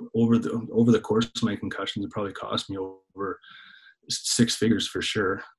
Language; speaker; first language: English; native; English